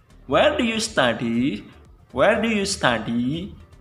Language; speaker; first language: English; non-native, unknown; Indonesian